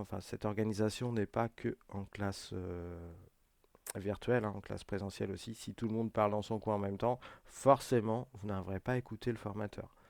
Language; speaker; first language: French; native; French